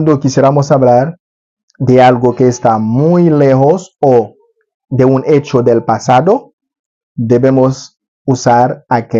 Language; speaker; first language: Spanish; non-native, learner; Haitian Creole